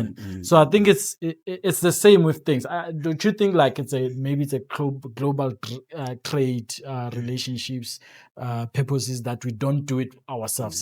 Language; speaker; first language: English; non-native, local second language; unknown